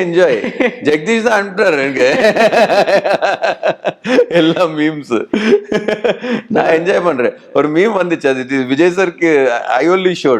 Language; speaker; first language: Tamil; non-native, learner; Telugu